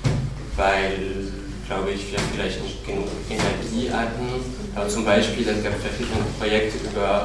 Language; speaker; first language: German; non-native, fluent; French